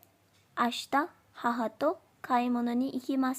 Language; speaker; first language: Japanese; non-native, fluent; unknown